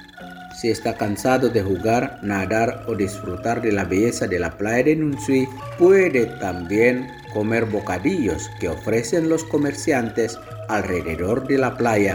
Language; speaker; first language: Spanish; non-native, fluent; Indonesian